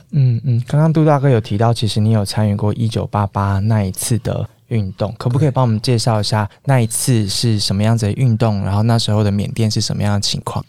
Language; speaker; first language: Chinese; native; Chinese